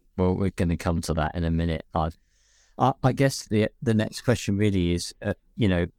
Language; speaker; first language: English; native; English